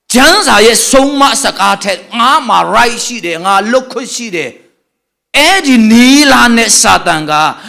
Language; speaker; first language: Burmese; non-native, local second language; Tedim Chin